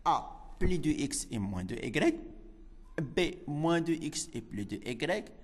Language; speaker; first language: French; non-native, local second language; Arabic